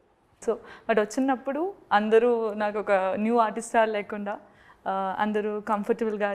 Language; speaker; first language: Telugu; non-native, learner; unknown